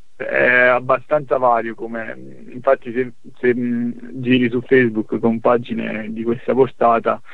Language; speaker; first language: Italian; native; Italian